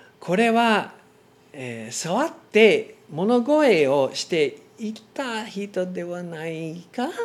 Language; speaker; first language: Japanese; non-native, learner; English